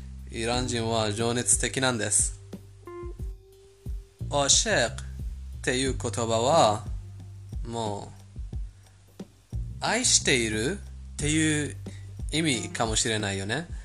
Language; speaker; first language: Japanese; non-native, fluent; Persian